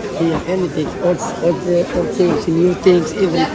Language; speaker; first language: English; non-native, learner; Arabic